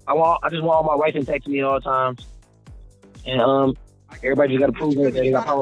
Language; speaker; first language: English; native; English